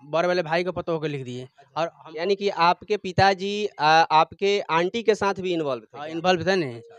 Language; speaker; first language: Hindi; native; Hindi